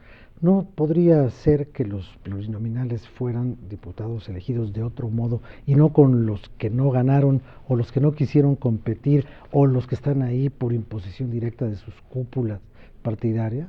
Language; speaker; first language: Spanish; native; Spanish